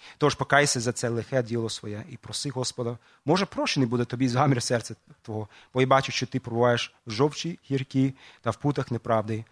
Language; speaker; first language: Ukrainian; non-native, fluent; English